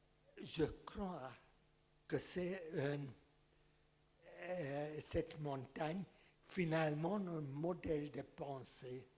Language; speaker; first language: French; non-native, fluent; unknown